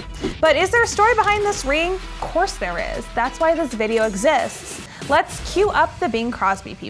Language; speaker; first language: English; native; English